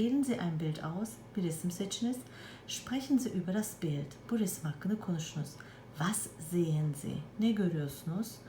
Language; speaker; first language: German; non-native, fluent; Turkish